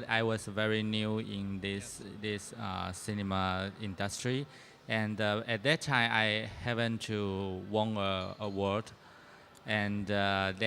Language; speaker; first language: English; non-native, fluent; Chinese